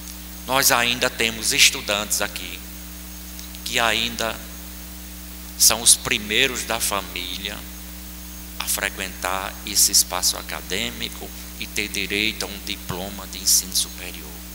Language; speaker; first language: Portuguese; native; Portuguese